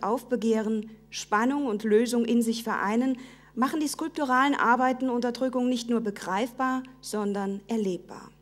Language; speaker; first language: German; native; German